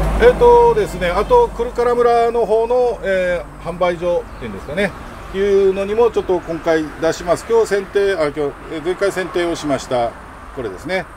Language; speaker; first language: Japanese; native; Japanese